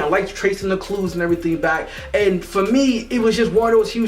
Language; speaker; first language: English; native; English